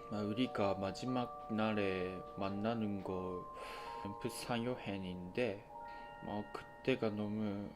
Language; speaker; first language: Korean; non-native, fluent; Japanese